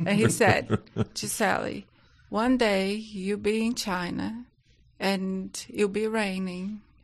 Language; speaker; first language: English; non-native, fluent; Portuguese